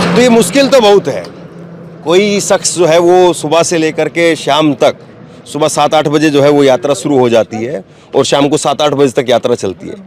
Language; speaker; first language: Hindi; native; Hindi